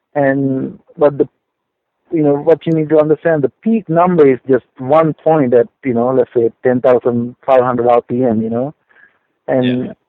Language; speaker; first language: English; non-native, local second language; Sinhala